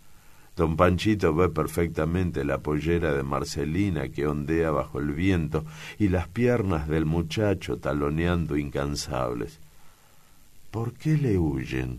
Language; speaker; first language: Spanish; native; Spanish